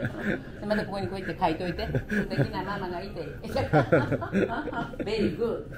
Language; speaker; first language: Japanese; native; Japanese